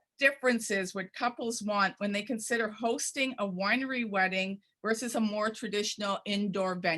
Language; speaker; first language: English; native; English